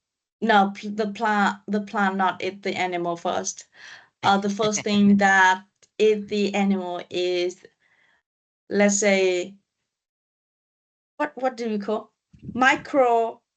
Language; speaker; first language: English; non-native, learner; Vietnamese